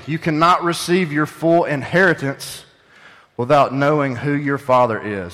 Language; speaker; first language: English; native; English